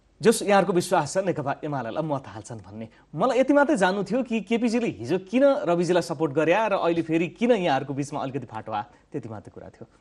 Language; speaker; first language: Nepali; native; Nepali